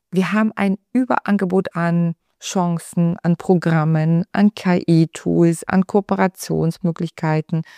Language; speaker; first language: German; non-native, fluent; Bulgarian